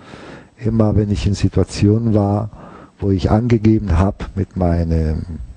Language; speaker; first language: German; non-native, fluent; Italian